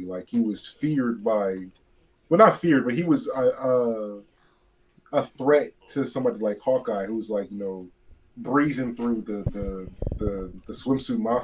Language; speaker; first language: English; native; English